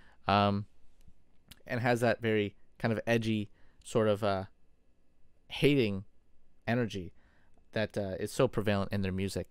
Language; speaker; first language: English; native; English